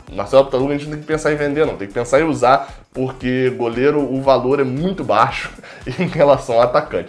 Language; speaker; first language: Portuguese; native; Portuguese